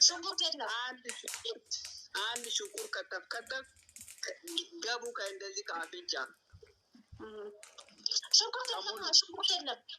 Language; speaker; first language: Amharic; non-native, local second language; Oromo